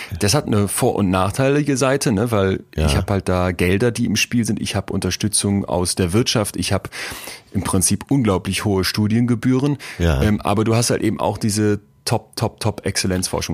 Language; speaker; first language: German; native; German